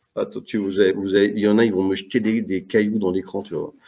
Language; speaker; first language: French; native; French